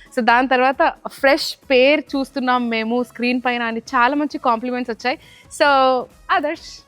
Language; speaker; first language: Telugu; native; Telugu